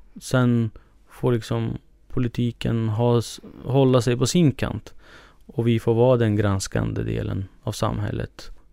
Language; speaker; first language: Swedish; early bilingual, other home language; Kurdish